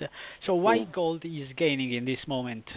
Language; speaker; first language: English; non-native, fluent; Italian